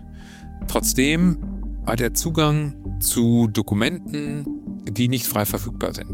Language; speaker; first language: German; native; German